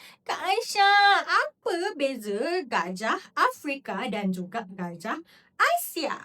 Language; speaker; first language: Malay; native; Malay